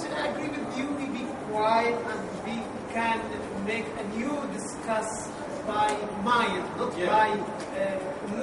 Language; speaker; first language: English; non-native, learner; Arabic